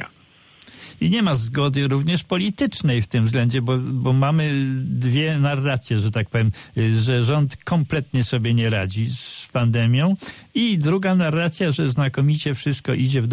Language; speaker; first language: Polish; native; Polish